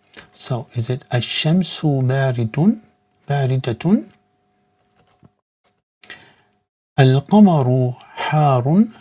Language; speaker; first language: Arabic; non-native, fluent; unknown